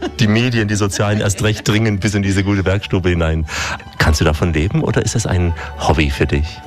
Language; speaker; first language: German; native; German